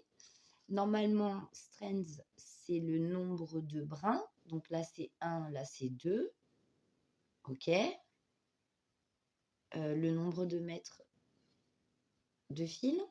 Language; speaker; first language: French; native; French